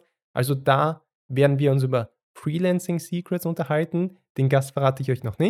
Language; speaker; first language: German; native; German